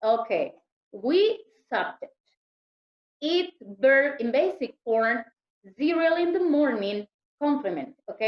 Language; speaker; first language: English; non-native, learner; Spanish